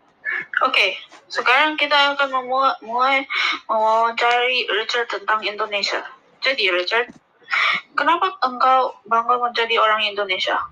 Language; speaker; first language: Indonesian; non-native, learner; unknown